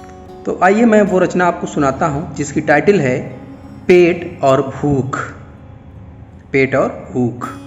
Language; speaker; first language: Hindi; native; Hindi